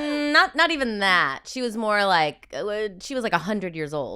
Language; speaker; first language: English; native; English